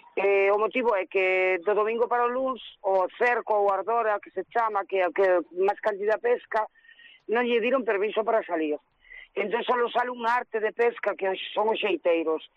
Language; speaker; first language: Galician; native; Galician